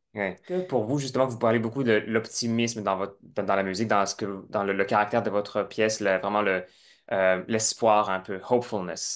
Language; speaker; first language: French; native; French